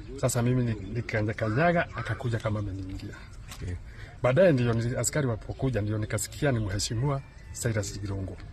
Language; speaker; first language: Swahili; non-native, local second language; Kikuyu